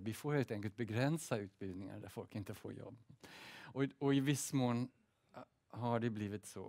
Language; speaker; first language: Swedish; early bilingual, heritage; Swedish